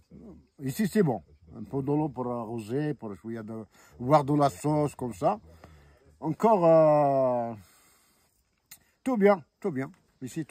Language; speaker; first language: French; non-native, learner; Arabic